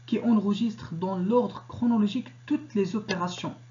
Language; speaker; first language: French; non-native, local second language; Arabic